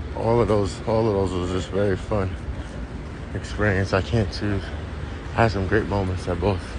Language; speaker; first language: English; native; English